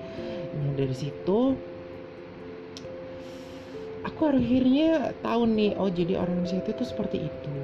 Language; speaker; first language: Indonesian; native; Indonesian